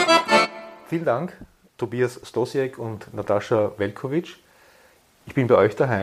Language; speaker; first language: German; native; German